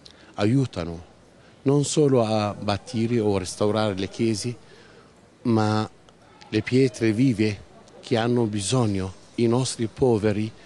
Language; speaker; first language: Italian; non-native, fluent; Arabic